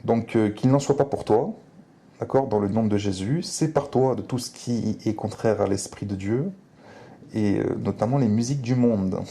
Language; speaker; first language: French; native; French